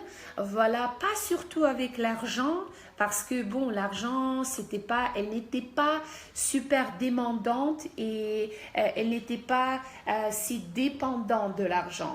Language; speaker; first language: French; non-native, fluent; Russian